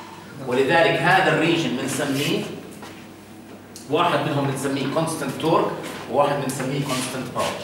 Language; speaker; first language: Arabic; native; Arabic